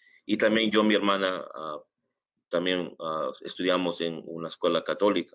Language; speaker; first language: Spanish; early bilingual, heritage; English